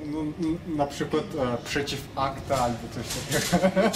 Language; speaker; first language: Polish; non-native, learner; Kazakh